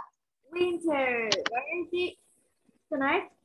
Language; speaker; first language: English; non-native, learner; Vietnamese